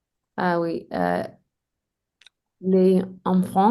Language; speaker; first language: French; non-native, learner; English